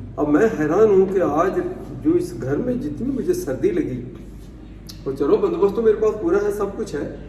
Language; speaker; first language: Urdu; native; Urdu